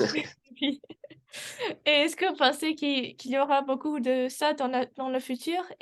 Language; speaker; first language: French; non-native, learner; English